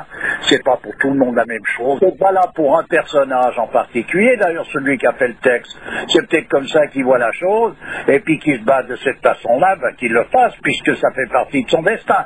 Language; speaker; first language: French; native; French